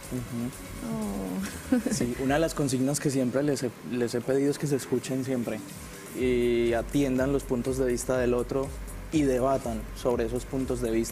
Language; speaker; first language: Spanish; native; Spanish